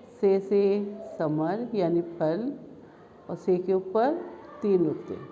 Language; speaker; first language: Hindi; native; Hindi